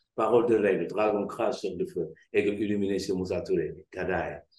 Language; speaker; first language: French; non-native, local second language; Wolof